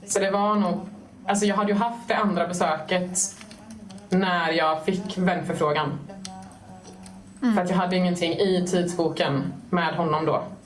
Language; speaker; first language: Swedish; native; Swedish